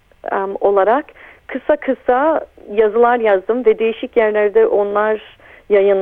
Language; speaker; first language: Turkish; early bilingual, heritage; Turkish